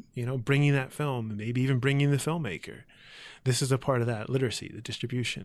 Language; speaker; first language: English; native; English